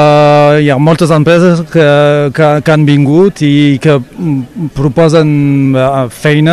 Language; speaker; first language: Catalan; non-native, local second language; French